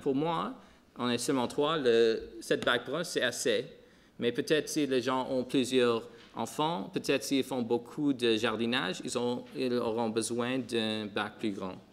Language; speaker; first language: French; non-native, local second language; English